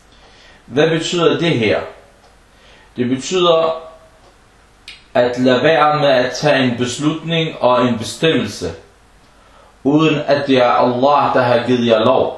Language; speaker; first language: Danish; non-native, fluent; Arabic